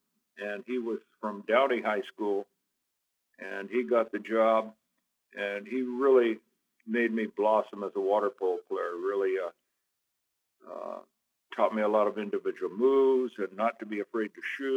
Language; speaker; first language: English; native; English